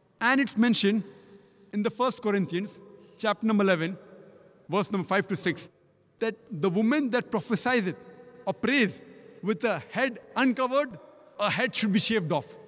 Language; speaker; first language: English; non-native, local second language; Konkani